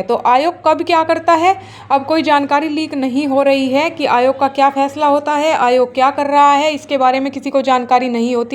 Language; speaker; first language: Hindi; native; Hindi